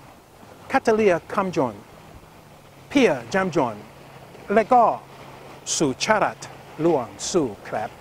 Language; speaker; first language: Thai; non-native, learner; English